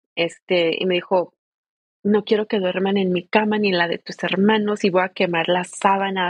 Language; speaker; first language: Spanish; early bilingual, heritage; Spanish